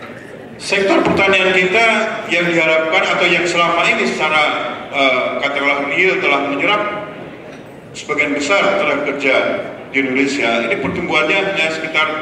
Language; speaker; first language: Indonesian; native; Indonesian